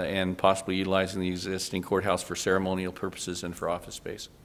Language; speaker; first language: English; native; English